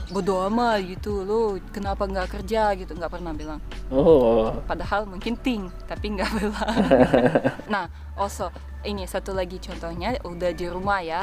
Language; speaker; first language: Indonesian; non-native, fluent; Russian